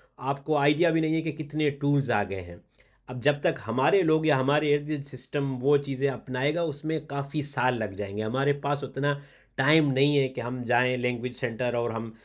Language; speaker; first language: Urdu; non-native, local second language; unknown